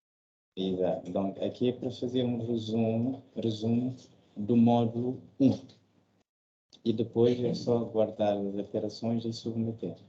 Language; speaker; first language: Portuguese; non-native, local second language; Kabuverdianu